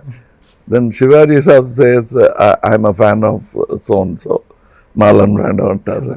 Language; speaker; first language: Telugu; non-native, local second language; Tamil